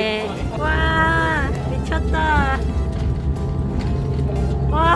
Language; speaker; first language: Korean; non-native, learner; Cantonese